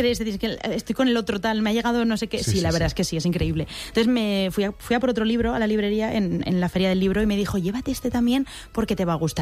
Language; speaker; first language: Spanish; native; Spanish